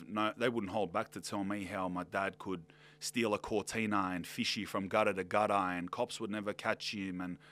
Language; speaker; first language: English; native; English